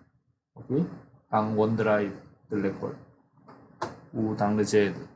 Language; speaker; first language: French; non-native, fluent; Korean